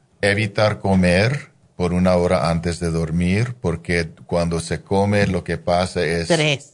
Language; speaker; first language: Spanish; non-native, fluent; English